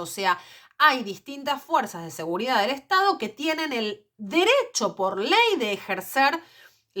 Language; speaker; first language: Spanish; native; Spanish